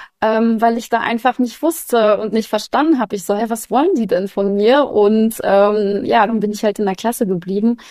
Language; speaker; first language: German; early bilingual, other home language; Russian